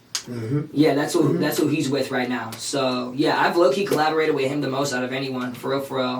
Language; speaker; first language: English; early bilingual, other home language; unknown